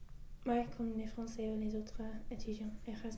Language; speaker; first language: French; non-native, learner; English